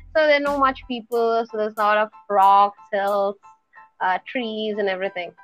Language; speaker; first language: English; non-native, local second language; Telugu